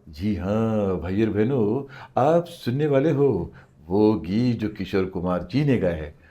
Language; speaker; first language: Hindi; non-native, local second language; Marathi